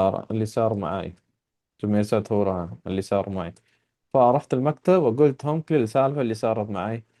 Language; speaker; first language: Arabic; non-native, fluent; Urdu